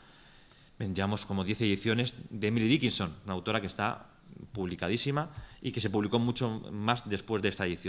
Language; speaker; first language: Spanish; native; Spanish